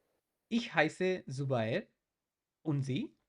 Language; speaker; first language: German; non-native, learner; Bangla